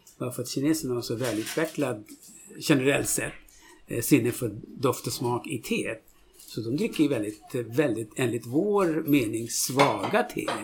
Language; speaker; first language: Swedish; non-native, fluent; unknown